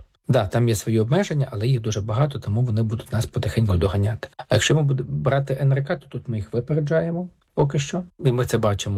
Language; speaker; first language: Ukrainian; native; Ukrainian